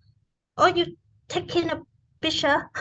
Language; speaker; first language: English; non-native, learner; Vietnamese